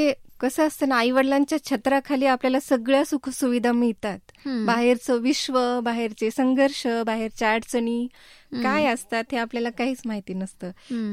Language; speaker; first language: Marathi; native; Marathi